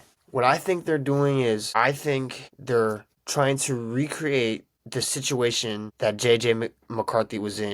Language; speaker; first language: English; native; English